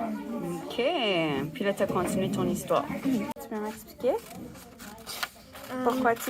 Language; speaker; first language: French; native; French